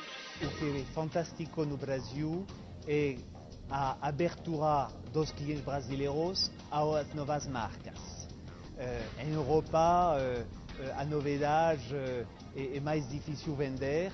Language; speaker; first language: Portuguese; non-native, fluent; French